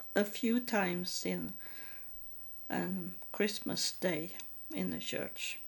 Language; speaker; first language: English; non-native, learner; Swedish